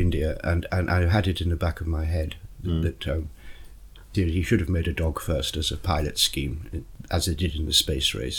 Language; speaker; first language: English; native; English